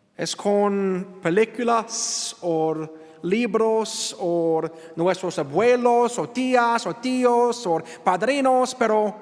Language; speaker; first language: Spanish; non-native, learner; English